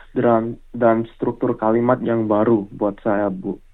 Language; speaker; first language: Indonesian; early bilingual, heritage; English